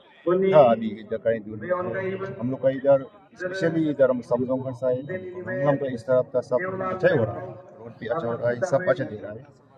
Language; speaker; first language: Hindi; non-native, learner; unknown